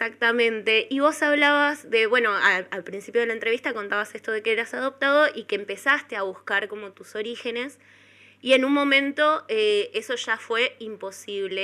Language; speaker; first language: Spanish; native; Spanish